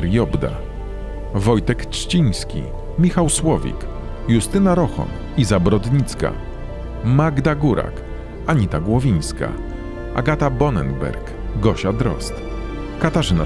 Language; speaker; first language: Polish; native; Polish